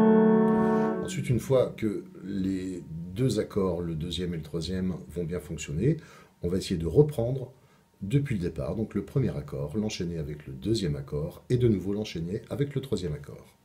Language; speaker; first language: French; native; French